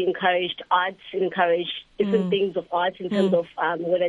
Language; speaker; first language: English; non-native, local second language; Zulu